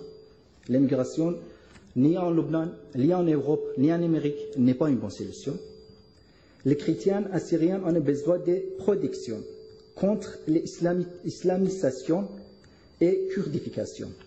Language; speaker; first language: French; non-native, learner; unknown